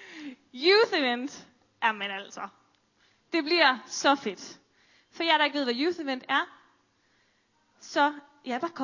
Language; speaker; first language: Danish; native; Danish